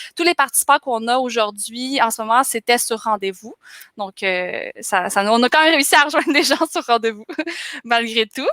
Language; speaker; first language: French; native; French